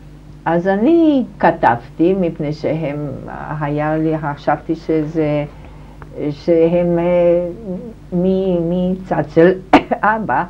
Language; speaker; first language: Hebrew; non-native, fluent; German